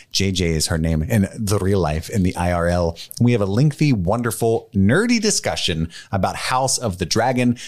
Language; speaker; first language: English; native; English